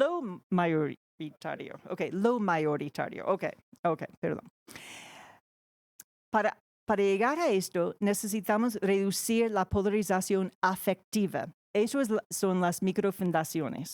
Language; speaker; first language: Spanish; non-native, fluent; English